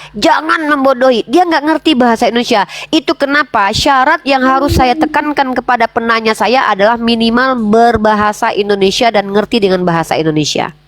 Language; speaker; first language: Indonesian; non-native, local second language; Minangkabau